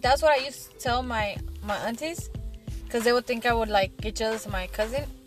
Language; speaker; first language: English; early bilingual, other home language; Spanish